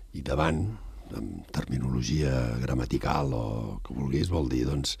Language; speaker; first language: Catalan; native; Catalan